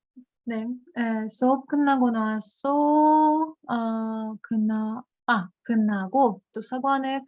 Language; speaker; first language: Korean; non-native, learner; Russian